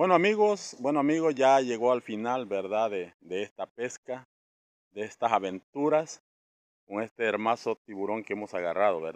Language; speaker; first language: Spanish; native; Spanish